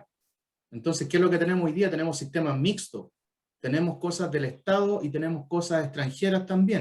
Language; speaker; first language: Spanish; native; Spanish